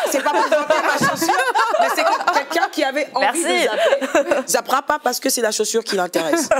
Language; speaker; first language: French; non-native, local second language; Lingala